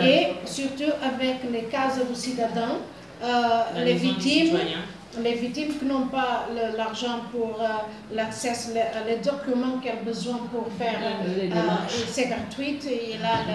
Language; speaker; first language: French; non-native, fluent; Portuguese